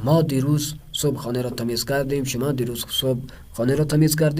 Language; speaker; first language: Persian; non-native, fluent; Urdu